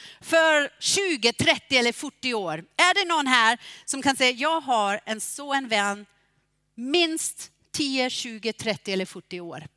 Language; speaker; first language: Swedish; non-native, fluent; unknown